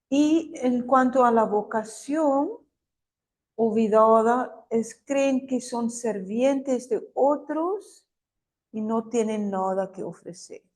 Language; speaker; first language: Spanish; non-native, fluent; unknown